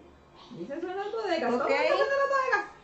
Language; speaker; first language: Spanish; native; Spanish